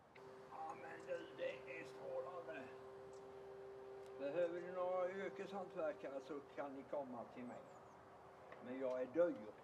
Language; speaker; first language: Swedish; native; Swedish